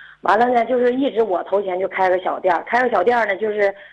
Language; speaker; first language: Chinese; native; Chinese